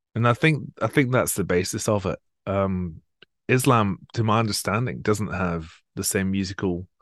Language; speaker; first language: English; native; English